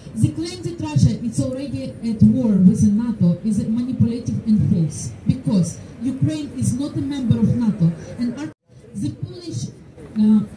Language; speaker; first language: English; non-native, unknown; Ukrainian